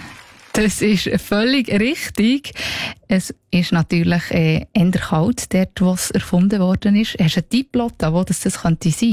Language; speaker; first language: German; native; German